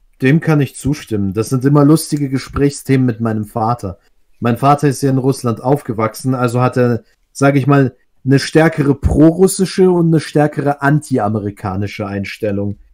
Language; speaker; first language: German; early bilingual, other home language; Russian